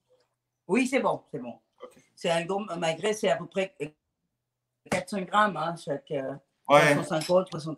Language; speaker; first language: French; non-native, fluent; Spanish